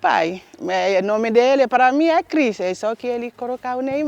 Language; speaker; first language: Portuguese; non-native, learner; Haitian Creole